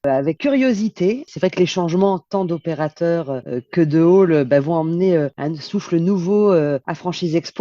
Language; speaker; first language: French; native; French